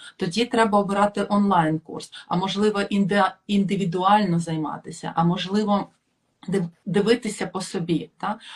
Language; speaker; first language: Ukrainian; non-native, local second language; Russian